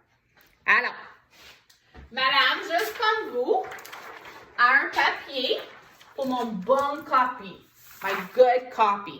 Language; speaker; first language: French; non-native, fluent; English